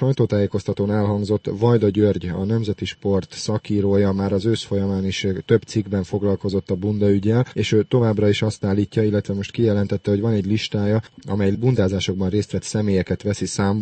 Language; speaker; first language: Hungarian; native; Hungarian